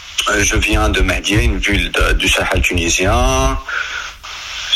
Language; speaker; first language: French; non-native, local second language; Arabic